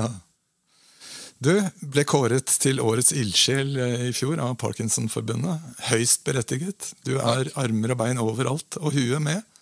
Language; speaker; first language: Norwegian; native; Norwegian